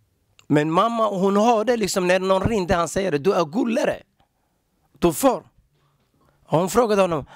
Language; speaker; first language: Swedish; non-native, learner; Somali